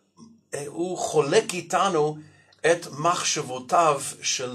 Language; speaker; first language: Hebrew; non-native, fluent; English